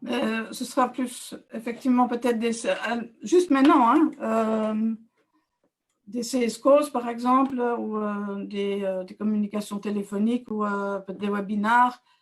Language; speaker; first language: French; native; French